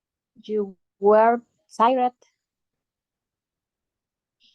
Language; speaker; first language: English; non-native, learner; Spanish